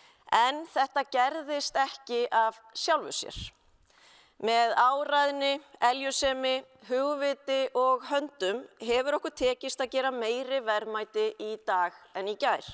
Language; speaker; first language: Icelandic; native; Icelandic